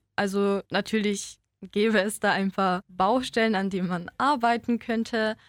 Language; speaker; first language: German; early bilingual, other home language; Polish